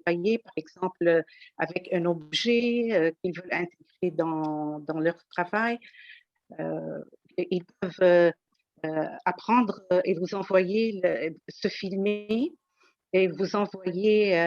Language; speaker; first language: French; non-native, local second language; Arabic